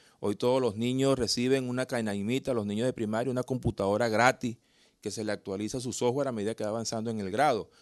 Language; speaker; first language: Spanish; native; Spanish